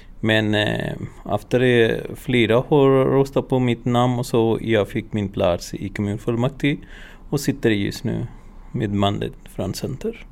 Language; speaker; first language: Swedish; non-native, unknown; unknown